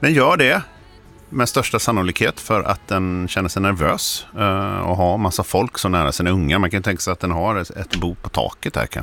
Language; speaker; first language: Swedish; native; Swedish